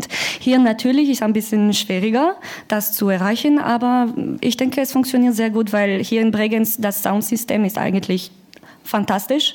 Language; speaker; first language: German; non-native, learner; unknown